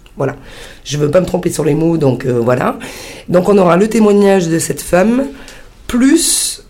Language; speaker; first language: French; early bilingual, heritage; Italian